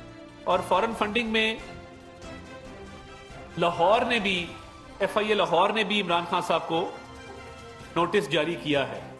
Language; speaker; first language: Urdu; non-native, local second language; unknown